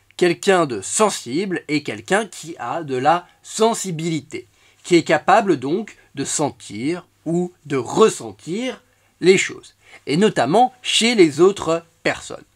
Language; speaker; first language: French; native; French